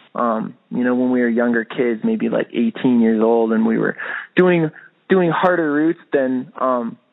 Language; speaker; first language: English; native; English